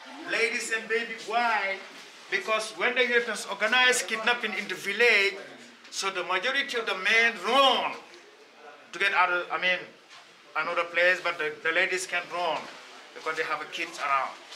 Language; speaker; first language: English; non-native, learner; Wolof